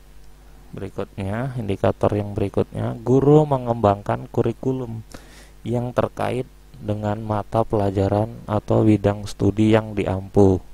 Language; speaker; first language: Indonesian; native; Indonesian